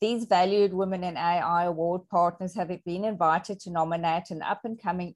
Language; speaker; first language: English; native; English